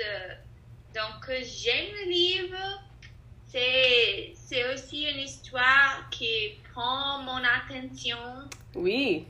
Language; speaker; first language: French; non-native, learner; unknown